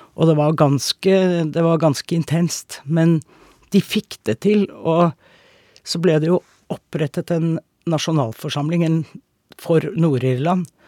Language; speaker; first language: Norwegian; native; Norwegian